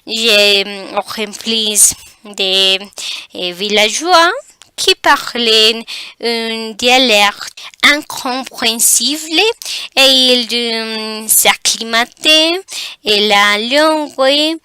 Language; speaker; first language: French; non-native, learner; Spanish